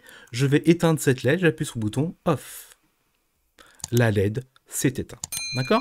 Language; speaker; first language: French; native; French